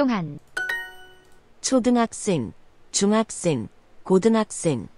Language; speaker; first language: Korean; non-native, learner; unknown